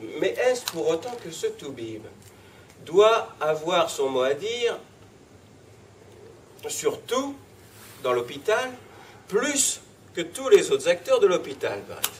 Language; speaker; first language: French; native; French